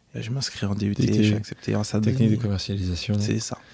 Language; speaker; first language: French; native; French